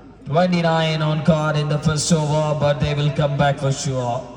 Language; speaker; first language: English; non-native, local second language; Malayalam